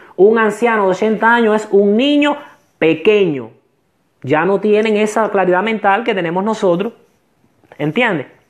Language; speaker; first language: Spanish; native; Spanish